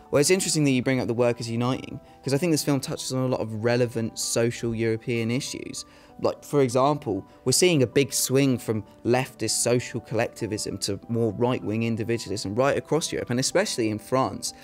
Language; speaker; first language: English; native; English